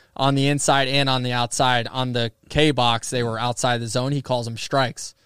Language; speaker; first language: English; native; English